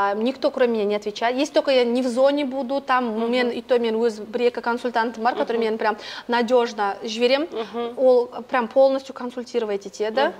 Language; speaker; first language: Russian; non-native, local second language; Kazakh